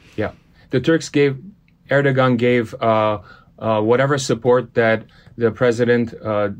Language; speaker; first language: English; early bilingual, other home language; Armenian